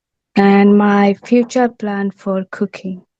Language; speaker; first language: English; non-native, learner; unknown